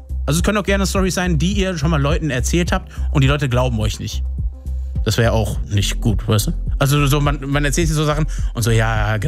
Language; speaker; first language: German; native; German